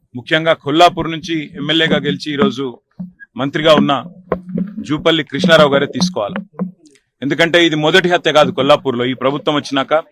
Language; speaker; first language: Telugu; native; Telugu